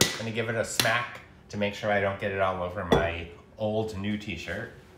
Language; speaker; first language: English; native; English